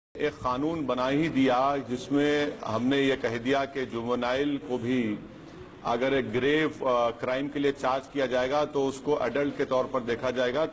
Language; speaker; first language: Urdu; native; Urdu